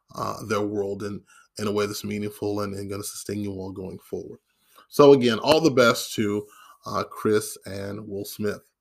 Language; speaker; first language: English; native; English